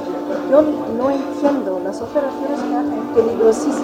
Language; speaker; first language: Spanish; non-native, fluent; German